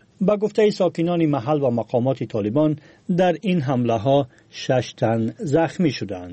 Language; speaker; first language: Persian; native; Persian